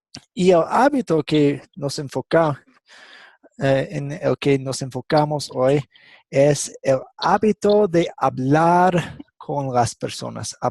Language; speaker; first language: Spanish; non-native, fluent; English